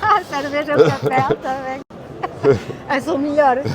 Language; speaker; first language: Portuguese; non-native, learner; French